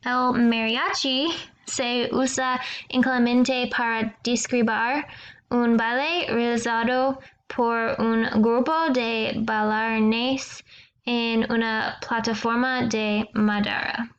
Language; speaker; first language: Spanish; non-native, learner; English